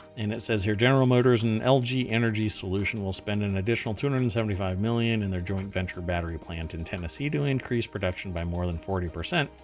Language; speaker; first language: English; non-native, fluent; German